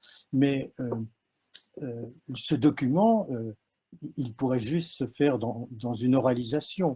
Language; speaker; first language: French; native; French